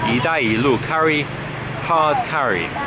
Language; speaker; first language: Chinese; non-native, fluent; English